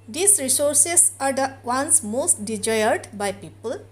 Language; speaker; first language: English; non-native, local second language; Assamese